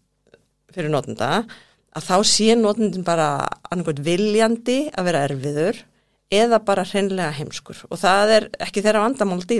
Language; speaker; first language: Icelandic; native; Icelandic